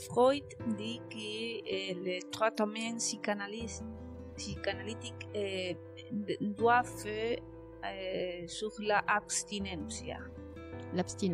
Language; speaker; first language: French; non-native, learner; Spanish